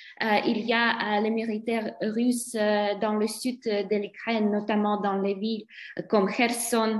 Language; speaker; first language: French; non-native, fluent; Ukrainian